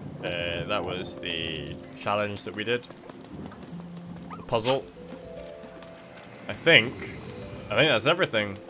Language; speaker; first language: English; native; English